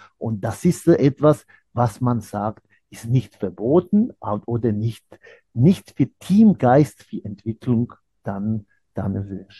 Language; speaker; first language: German; non-native, fluent; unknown